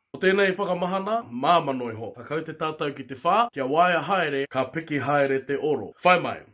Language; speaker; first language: Māori; native; Māori